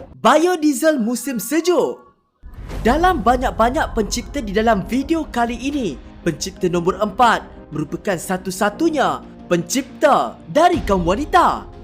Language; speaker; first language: Malay; native; Malay